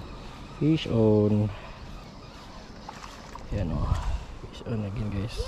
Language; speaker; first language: English; non-native, local second language; Filipino